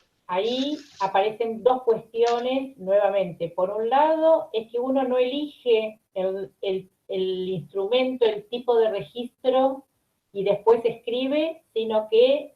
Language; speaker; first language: Spanish; native; Spanish